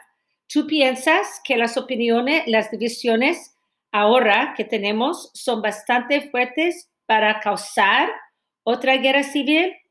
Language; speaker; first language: Spanish; non-native, fluent; English